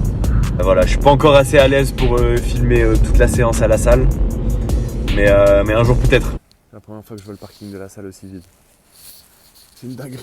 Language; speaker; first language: French; native; French